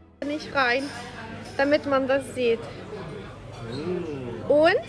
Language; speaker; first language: German; non-native, learner; Ukrainian